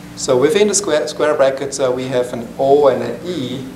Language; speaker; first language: English; non-native, fluent; German